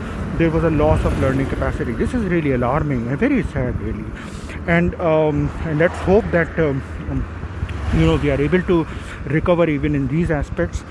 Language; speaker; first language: English; non-native, local second language; Hindi